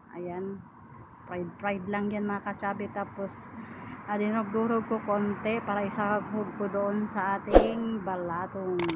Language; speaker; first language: Filipino; non-native, local second language; Cebuano